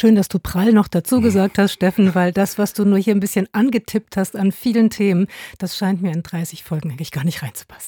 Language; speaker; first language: German; native; German